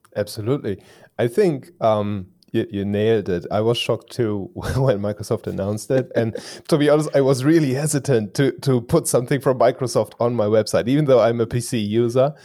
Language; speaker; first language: English; non-native, fluent; German